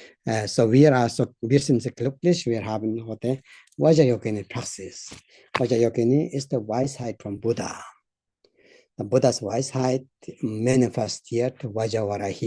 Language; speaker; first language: German; non-native, learner; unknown